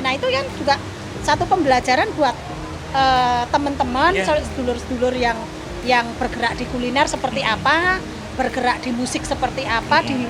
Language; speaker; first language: Indonesian; native; Indonesian